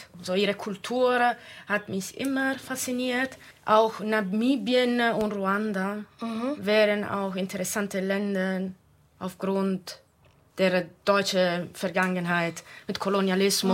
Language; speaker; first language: German; non-native, fluent; Italian